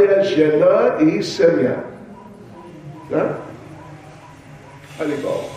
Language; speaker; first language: Russian; non-native, learner; English